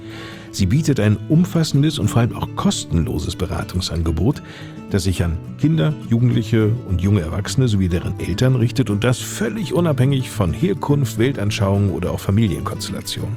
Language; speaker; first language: German; native; German